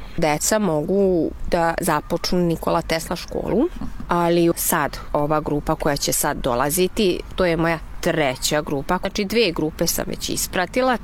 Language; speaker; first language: Serbian; non-native, local second language; Hungarian